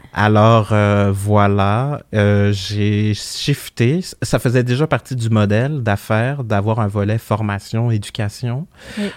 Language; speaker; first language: French; early bilingual, other home language; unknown